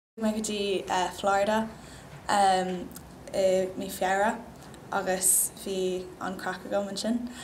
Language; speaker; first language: Irish; non-native, local second language; English